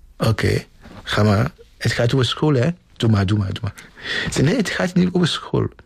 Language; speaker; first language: Dutch; non-native, fluent; Ewe